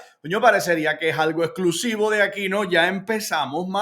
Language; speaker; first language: Spanish; native; Spanish